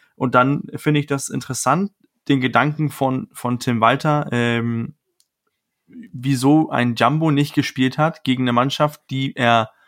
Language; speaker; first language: German; non-native, fluent; Danish